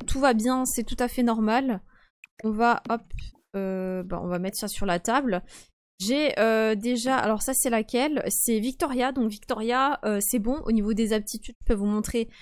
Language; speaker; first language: French; early bilingual, other home language; Polish